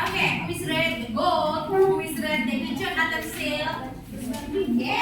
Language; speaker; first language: English; non-native, learner; Indonesian